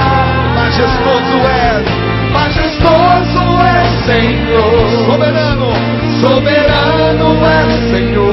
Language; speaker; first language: Portuguese; native; Portuguese